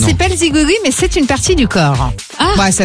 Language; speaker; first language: French; native; French